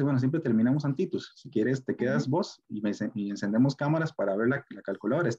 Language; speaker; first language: Spanish; native; Spanish